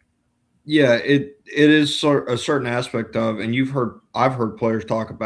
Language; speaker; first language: English; native; English